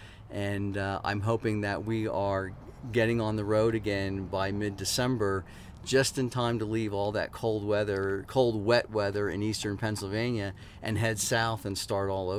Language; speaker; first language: English; native; English